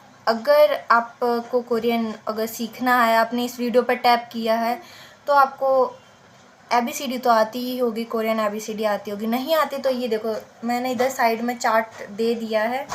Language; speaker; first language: Hindi; native; Hindi